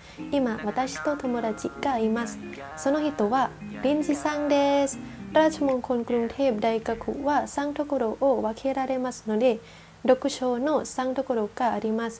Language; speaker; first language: Japanese; non-native, learner; Thai